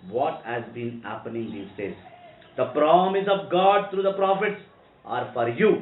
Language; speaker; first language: English; non-native, local second language; Telugu